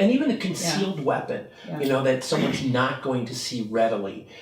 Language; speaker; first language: English; native; English